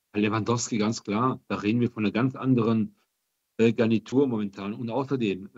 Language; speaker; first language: German; native; German